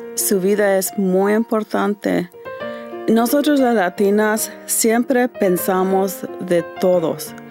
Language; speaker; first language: Spanish; early bilingual, heritage; Spanish